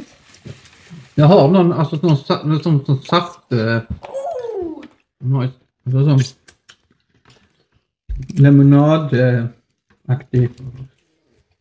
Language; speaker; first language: Swedish; native; Swedish